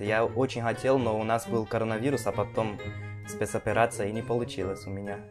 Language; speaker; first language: Russian; non-native, learner; Portuguese